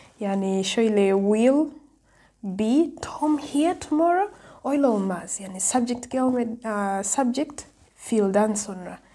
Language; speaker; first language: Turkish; non-native, fluent; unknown